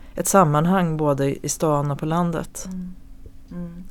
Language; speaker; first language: Swedish; native; Swedish